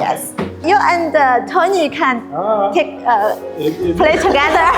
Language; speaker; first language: English; non-native, learner; Chinese